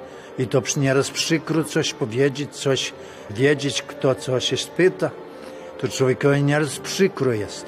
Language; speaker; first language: Polish; early bilingual, heritage; Polish